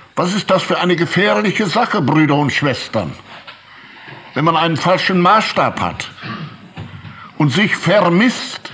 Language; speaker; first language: German; native; German